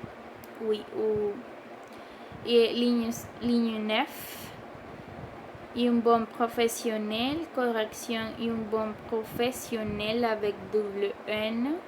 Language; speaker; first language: French; non-native, learner; Spanish